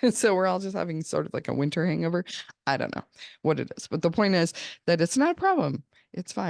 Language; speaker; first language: English; native; English